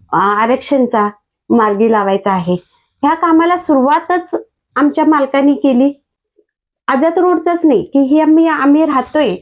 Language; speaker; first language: Marathi; native; Marathi